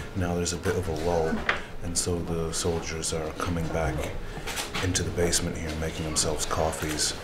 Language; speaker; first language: English; native; English